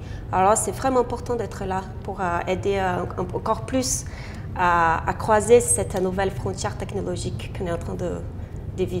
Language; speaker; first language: French; non-native, fluent; Portuguese